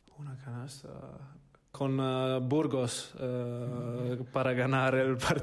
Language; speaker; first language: Spanish; non-native, learner; Italian